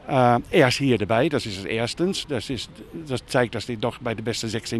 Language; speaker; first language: German; non-native, fluent; Dutch